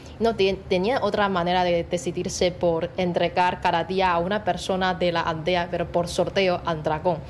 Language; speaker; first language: Spanish; non-native, fluent; Chinese